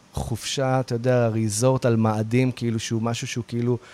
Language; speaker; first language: Hebrew; native; Hebrew